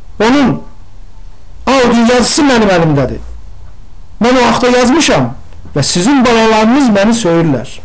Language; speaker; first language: Azerbaijani; non-native, local second language; Talysh